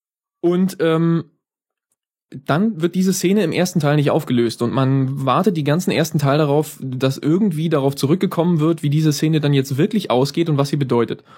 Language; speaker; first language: German; native; German